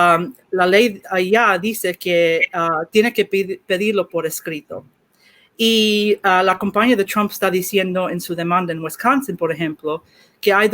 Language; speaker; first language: Spanish; early bilingual, heritage; Spanish